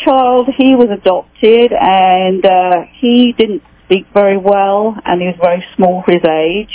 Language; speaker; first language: English; native; English